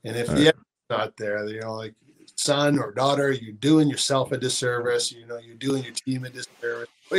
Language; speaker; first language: English; native; English